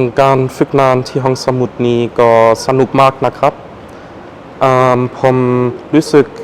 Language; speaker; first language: Thai; non-native, fluent; German